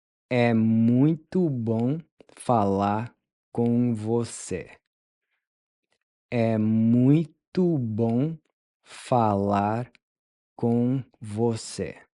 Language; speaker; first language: Portuguese; non-native, fluent; English